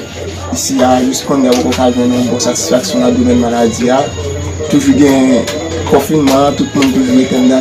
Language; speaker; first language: French; non-native, learner; Haitian Creole